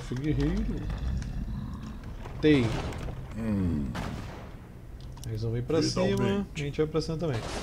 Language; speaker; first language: Portuguese; native; Portuguese